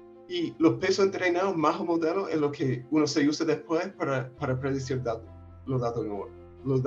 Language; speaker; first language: Spanish; non-native, fluent; English